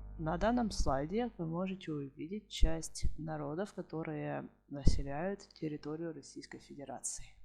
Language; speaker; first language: Russian; native; Russian